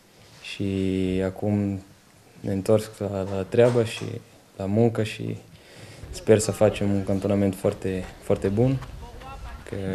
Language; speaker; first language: Romanian; non-native, fluent; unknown